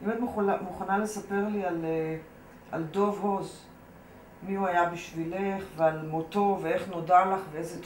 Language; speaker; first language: Hebrew; native; Hebrew